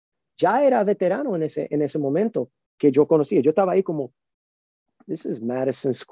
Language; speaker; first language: Spanish; early bilingual, heritage; Spanish